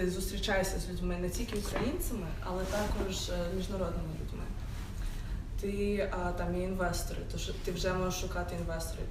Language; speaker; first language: Ukrainian; non-native, local second language; English